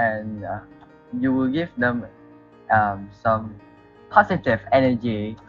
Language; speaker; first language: English; non-native, learner; Vietnamese